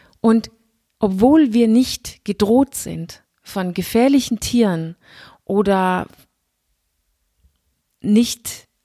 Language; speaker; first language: German; non-native, fluent; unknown